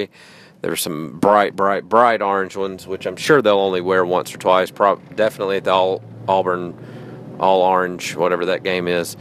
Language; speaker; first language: English; native; English